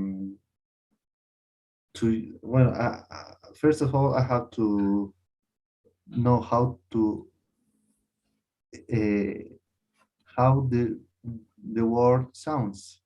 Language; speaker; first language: English; non-native, learner; Spanish